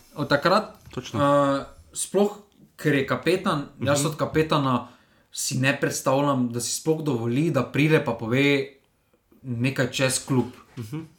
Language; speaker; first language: Slovenian; native; Slovenian